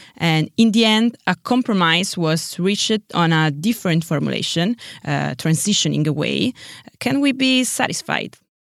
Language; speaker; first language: English; non-native, fluent; Italian